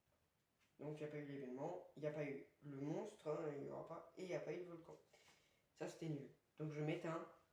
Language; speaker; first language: French; native; French